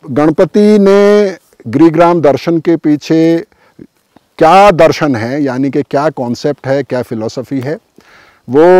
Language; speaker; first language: Hindi; native; Hindi